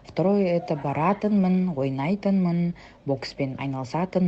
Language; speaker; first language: Kazakh; non-native, fluent; Russian